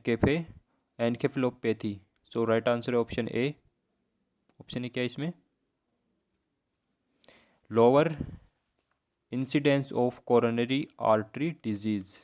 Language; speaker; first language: Hindi; native; Hindi